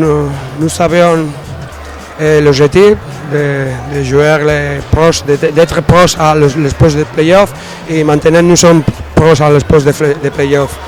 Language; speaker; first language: French; non-native, fluent; Spanish